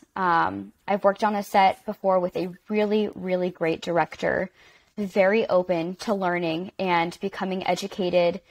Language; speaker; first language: English; native; English